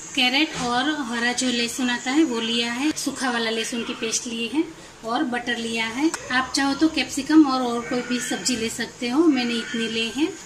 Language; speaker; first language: Hindi; non-native, local second language; Gujarati